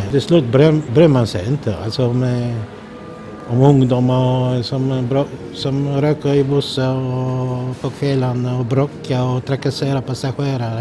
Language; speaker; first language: Swedish; non-native, fluent; Polish